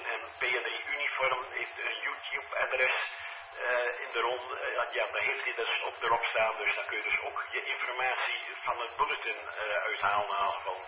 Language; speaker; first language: Dutch; native; Dutch